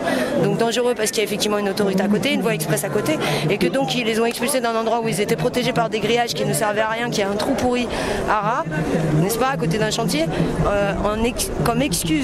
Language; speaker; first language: French; native; French